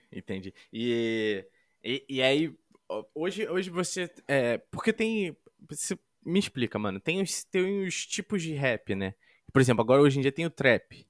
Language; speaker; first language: Portuguese; native; Portuguese